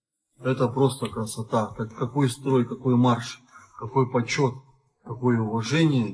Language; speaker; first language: Russian; native; Russian